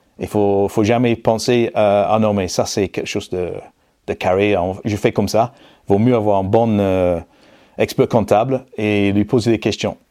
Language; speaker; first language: French; non-native, fluent; English